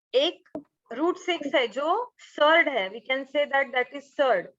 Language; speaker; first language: Hindi; non-native, local second language; Marathi